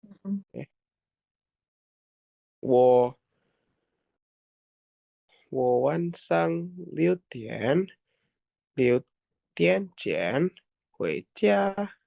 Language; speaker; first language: Chinese; non-native, learner; Indonesian